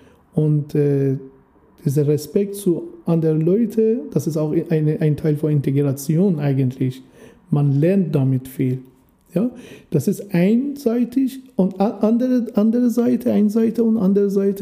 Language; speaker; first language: German; non-native, learner; Persian